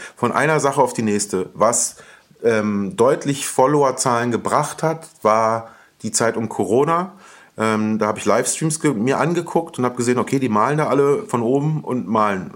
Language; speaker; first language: German; native; German